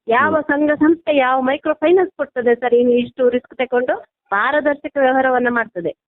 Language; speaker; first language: Kannada; non-native, local second language; Tulu